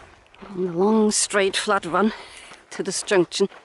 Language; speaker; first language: English; native; English